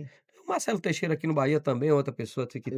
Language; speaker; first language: Portuguese; native; Portuguese